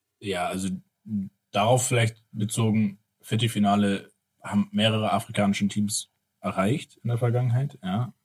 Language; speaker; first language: German; native; German